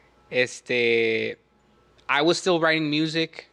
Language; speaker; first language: English; early bilingual, other home language; Spanish